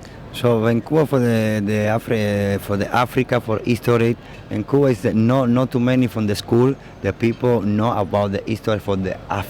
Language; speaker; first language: English; non-native, learner; Spanish